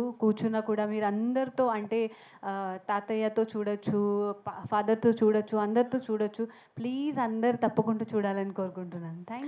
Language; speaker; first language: Telugu; non-native, learner; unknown